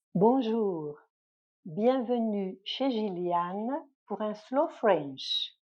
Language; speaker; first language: French; native; French